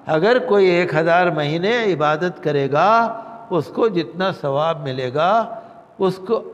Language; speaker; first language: Urdu; native; Urdu